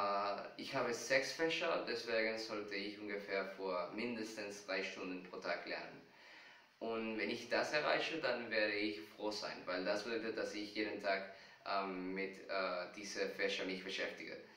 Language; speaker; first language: German; non-native, fluent; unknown